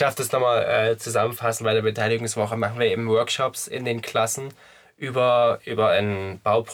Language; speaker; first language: German; native; German